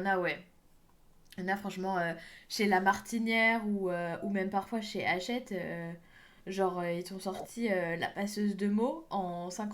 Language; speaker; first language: French; native; French